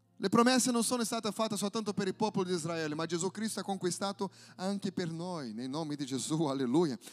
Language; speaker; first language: Italian; non-native, fluent; Portuguese